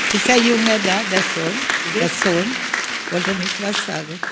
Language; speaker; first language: German; non-native, learner; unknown